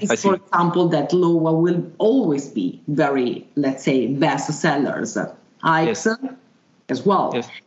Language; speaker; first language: English; non-native, fluent; Italian